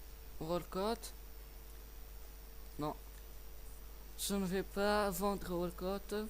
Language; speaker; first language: French; non-native, learner; English